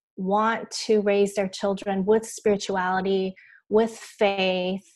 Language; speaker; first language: English; early bilingual, other home language; Chinese